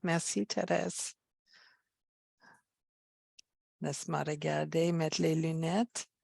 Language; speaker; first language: French; non-native, fluent; English